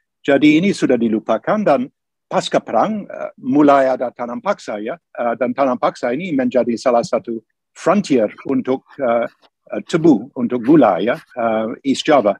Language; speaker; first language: Indonesian; non-native, fluent; English